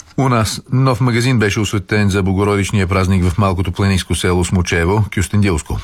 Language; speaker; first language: Bulgarian; native; Bulgarian